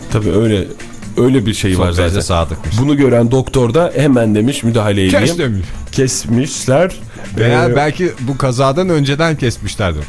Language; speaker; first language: Turkish; native; Turkish